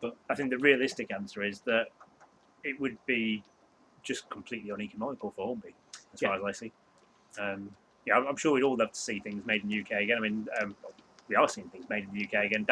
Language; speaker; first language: English; native; English